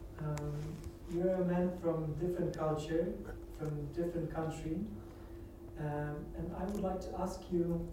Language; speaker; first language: English; non-native, fluent; Polish